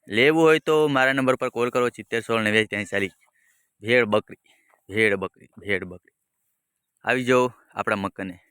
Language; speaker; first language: Gujarati; non-native, local second language; Bhili